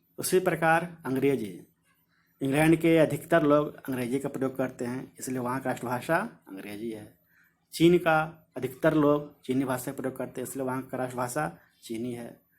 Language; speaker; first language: Hindi; native; Hindi